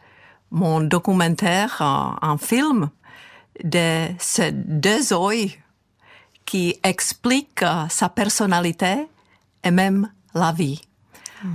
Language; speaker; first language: French; non-native, fluent; Czech